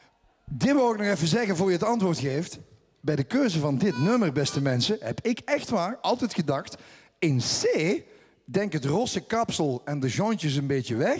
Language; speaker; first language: Dutch; native; Dutch